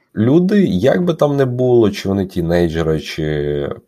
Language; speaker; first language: Ukrainian; native; Ukrainian